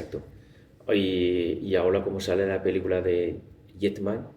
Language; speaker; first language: Spanish; non-native, learner; Chinese